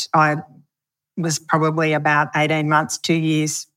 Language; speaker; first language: English; native; English